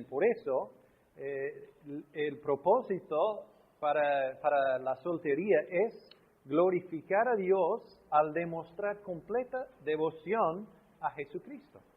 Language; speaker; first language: Spanish; non-native, fluent; English